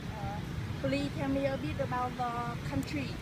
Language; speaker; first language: English; non-native, learner; Vietnamese